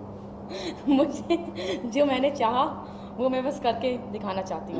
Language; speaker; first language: Hindi; native; Hindi